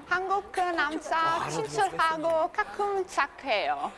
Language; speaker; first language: Korean; non-native, learner; Italian